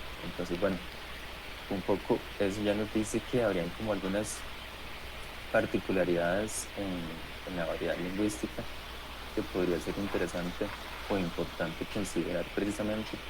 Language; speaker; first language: Spanish; native; Spanish